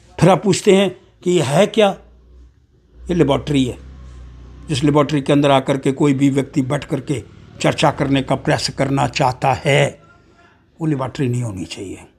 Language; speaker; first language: Hindi; non-native, local second language; Dogri